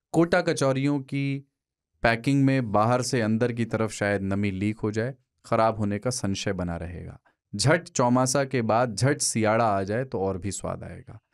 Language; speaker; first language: Hindi; native; Hindi